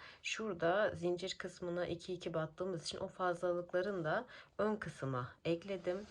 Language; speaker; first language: Turkish; native; Turkish